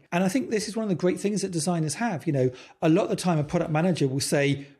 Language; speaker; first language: English; native; English